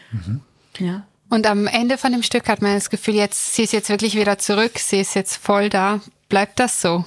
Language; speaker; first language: German; native; German